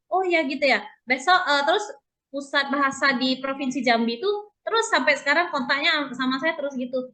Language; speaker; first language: Indonesian; native; Indonesian